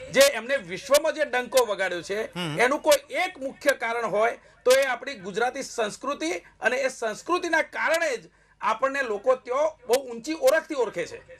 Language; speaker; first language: Gujarati; native; Gujarati